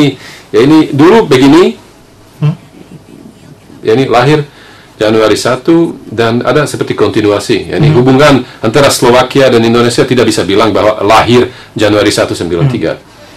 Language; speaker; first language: Indonesian; non-native, fluent; Slovak